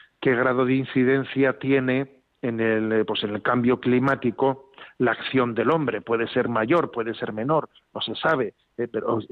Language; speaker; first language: Spanish; native; Spanish